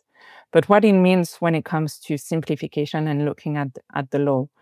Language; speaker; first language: English; non-native, fluent; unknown